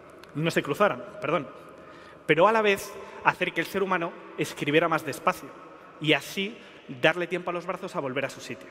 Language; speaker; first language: Spanish; native; Spanish